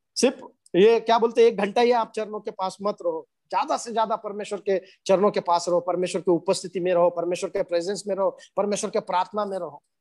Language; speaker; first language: Hindi; non-native, local second language; Marathi